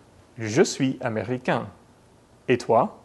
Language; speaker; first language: French; non-native, fluent; English